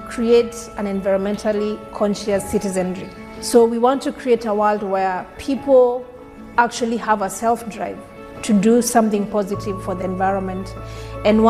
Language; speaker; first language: English; non-native, local second language; Kikuyu